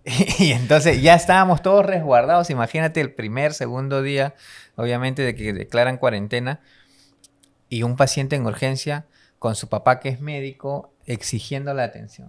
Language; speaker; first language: Spanish; native; Spanish